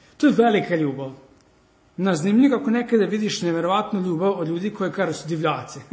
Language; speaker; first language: Serbian; early bilingual, heritage; Serbian